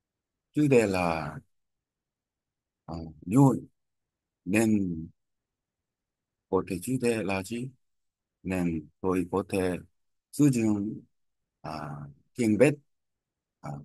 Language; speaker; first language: Vietnamese; non-native, learner; Korean